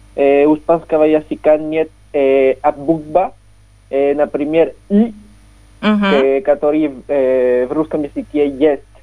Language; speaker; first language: Russian; non-native, learner; Spanish